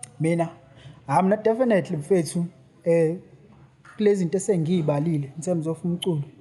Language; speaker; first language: Zulu; native; Zulu